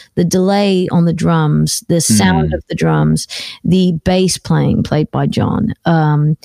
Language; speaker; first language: English; native; English